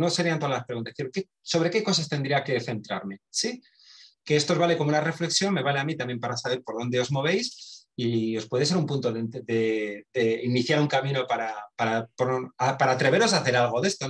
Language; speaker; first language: Spanish; native; Spanish